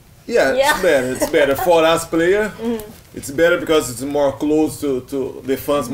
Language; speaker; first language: English; non-native, learner; Portuguese